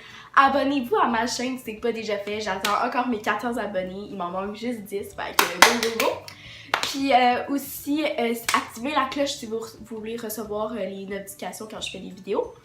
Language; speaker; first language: French; native; French